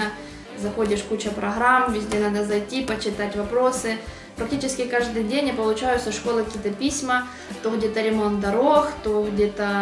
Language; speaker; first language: Russian; native; Russian